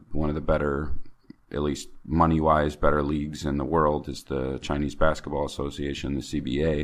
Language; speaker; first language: English; native; English